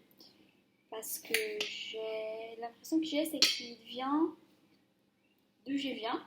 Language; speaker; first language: French; non-native, fluent; Portuguese